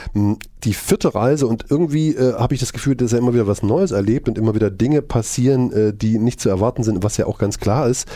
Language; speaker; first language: German; native; German